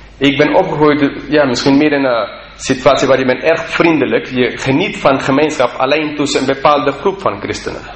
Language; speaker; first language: Dutch; non-native, fluent; English